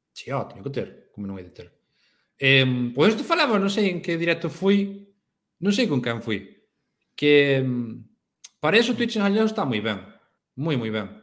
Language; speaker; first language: Galician; native; Galician